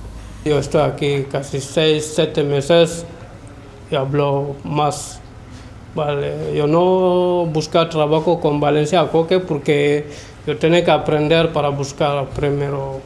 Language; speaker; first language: Spanish; non-native, learner; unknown